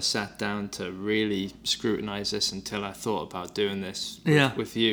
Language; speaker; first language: English; native; English